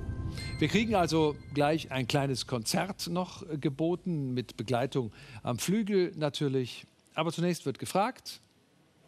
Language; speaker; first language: German; native; German